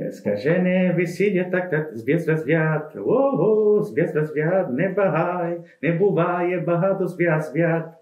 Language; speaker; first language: Ukrainian; non-native, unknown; Italian